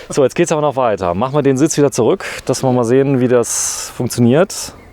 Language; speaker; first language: German; native; German